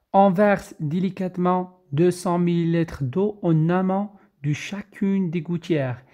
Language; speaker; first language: French; non-native, local second language; Arabic